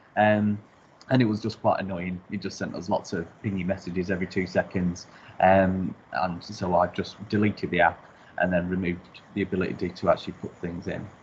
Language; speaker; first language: English; native; English